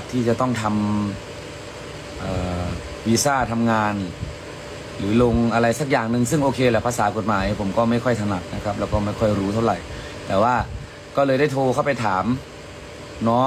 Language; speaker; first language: Thai; native; Thai